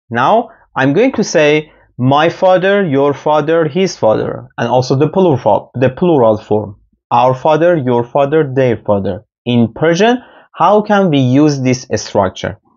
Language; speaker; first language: English; non-native, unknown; Persian